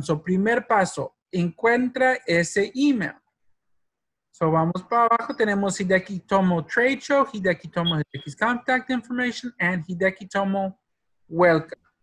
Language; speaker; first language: Spanish; early bilingual, heritage; Spanish